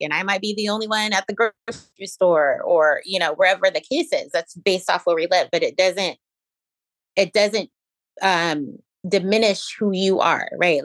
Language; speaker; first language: English; native; English